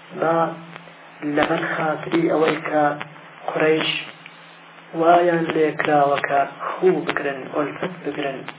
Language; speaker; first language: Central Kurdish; non-native, local second language; Gurani